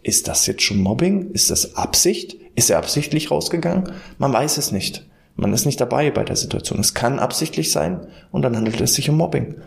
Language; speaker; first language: German; native; German